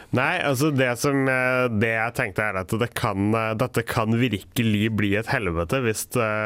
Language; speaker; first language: Norwegian; native; Norwegian